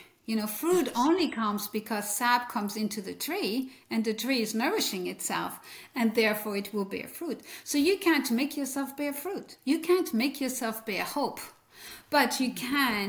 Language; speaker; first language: English; non-native, fluent; French